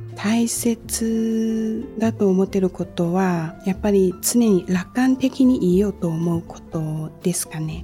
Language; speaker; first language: Japanese; non-native, fluent; Chinese